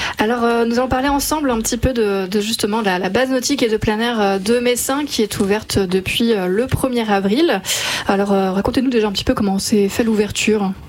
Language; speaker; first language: French; native; French